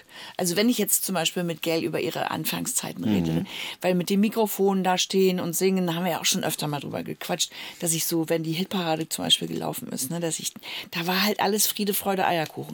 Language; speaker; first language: German; native; German